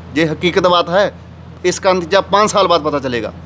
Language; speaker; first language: Hindi; native; Hindi